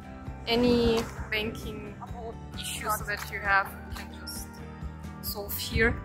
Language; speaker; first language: English; non-native, learner; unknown